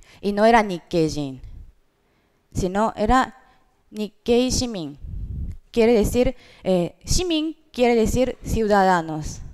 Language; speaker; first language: Spanish; non-native, fluent; Japanese